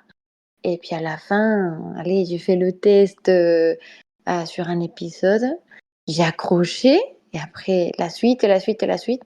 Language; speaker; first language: French; non-native, fluent; Spanish